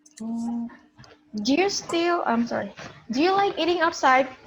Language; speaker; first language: English; non-native, fluent; Indonesian